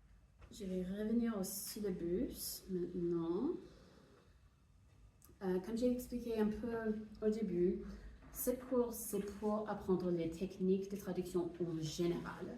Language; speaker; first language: French; non-native, fluent; English